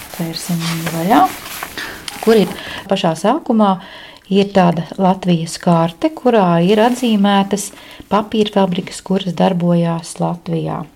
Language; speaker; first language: Latvian; native; Latvian